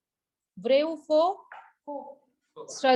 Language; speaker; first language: French; non-native, fluent; Hindi